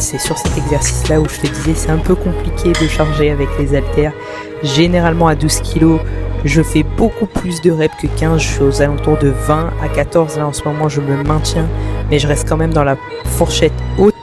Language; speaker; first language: French; native; French